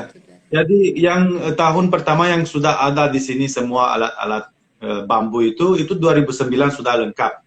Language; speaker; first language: Indonesian; non-native, fluent; Romanian